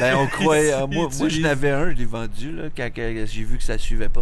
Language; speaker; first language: French; native; French